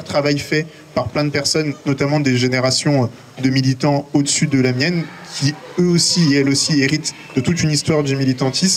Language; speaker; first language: French; native; French